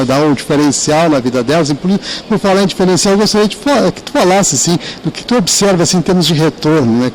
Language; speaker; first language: Portuguese; native; Portuguese